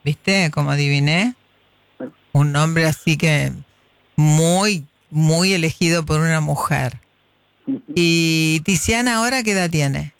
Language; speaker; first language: Spanish; native; Spanish